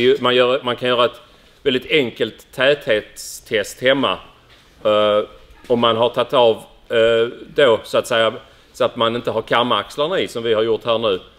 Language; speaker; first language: Swedish; native; Swedish